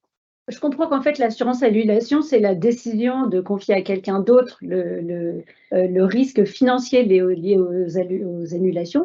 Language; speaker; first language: French; native; French